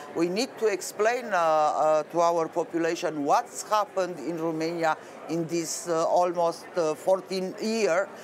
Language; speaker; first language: English; non-native, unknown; Romanian